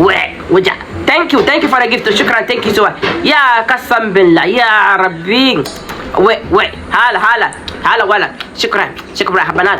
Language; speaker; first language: Arabic; non-native, learner; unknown